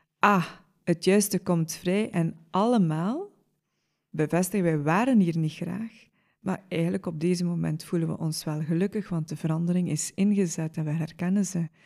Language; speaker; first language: Dutch; native; Dutch